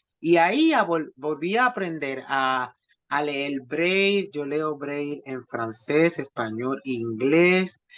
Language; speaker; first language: Spanish; native; Spanish